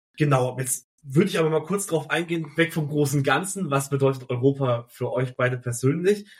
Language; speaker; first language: German; native; German